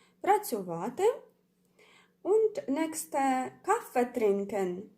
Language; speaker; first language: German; non-native, fluent; Ukrainian